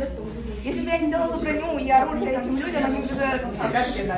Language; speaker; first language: Russian; native; Russian